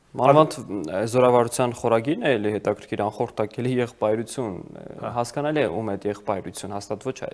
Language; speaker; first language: Armenian; native; Armenian